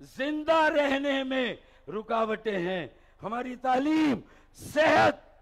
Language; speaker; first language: Urdu; native; Urdu